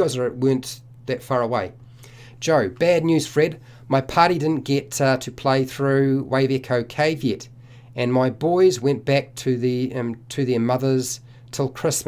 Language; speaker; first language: English; native; English